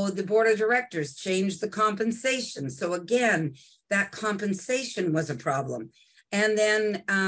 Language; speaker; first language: English; native; English